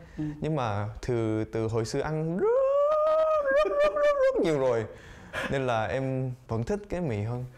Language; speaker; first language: Vietnamese; early bilingual, other home language; Korean